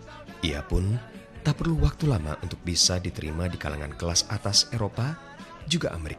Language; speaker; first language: Indonesian; native; Indonesian